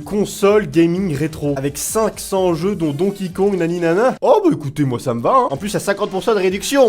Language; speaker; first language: French; native; French